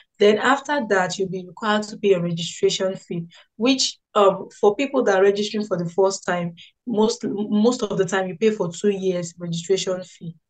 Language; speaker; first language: English; non-native, local second language; Yoruba